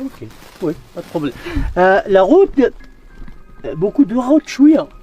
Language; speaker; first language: French; non-native, learner; Berber languages